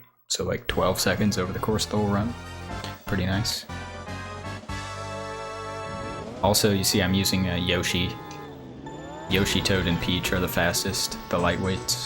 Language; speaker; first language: English; native; English